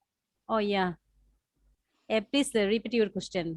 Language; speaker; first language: English; non-native, learner; Bangla